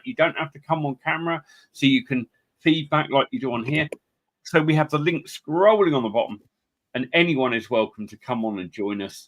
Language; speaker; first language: English; native; English